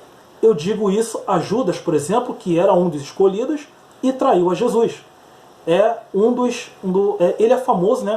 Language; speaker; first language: Portuguese; native; Portuguese